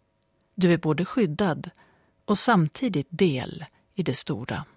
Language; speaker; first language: Swedish; native; Swedish